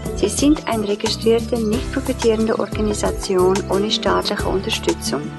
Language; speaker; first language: German; non-native, fluent; Afrikaans